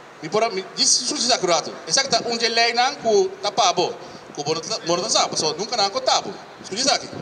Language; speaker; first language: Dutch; non-native, local second language; Papiamento